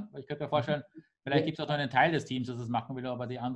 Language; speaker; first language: German; native; German